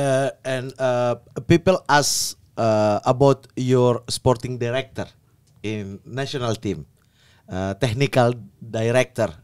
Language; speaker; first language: English; non-native, learner; Indonesian